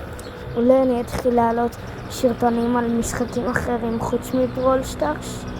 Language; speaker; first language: Hebrew; early bilingual, other home language; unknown